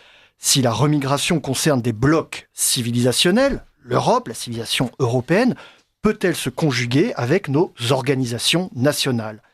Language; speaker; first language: French; native; French